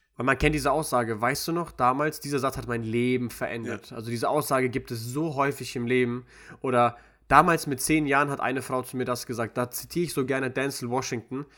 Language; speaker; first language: German; early bilingual, other home language; Russian